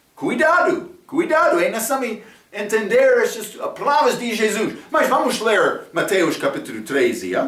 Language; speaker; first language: Portuguese; non-native, fluent; English